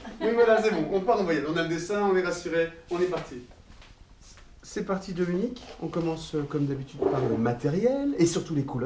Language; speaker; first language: French; native; French